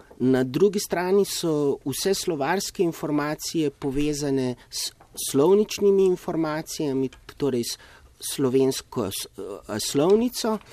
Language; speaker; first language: Slovenian; native; Slovenian